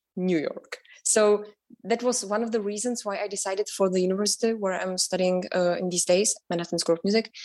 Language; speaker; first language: English; non-native, fluent; Czech